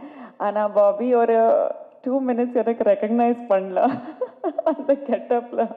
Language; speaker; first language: Tamil; non-native, fluent; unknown